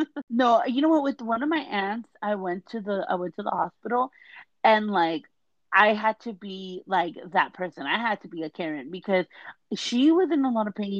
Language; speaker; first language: English; early bilingual, other home language; Spanish